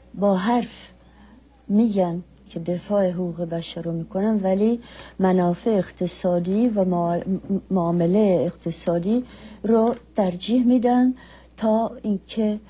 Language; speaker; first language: Persian; non-native, fluent; Czech